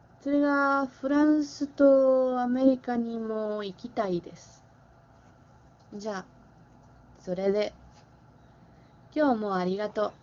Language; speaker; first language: Japanese; non-native, learner; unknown